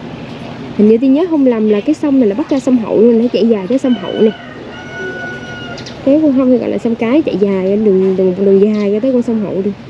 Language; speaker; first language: Vietnamese; native; Vietnamese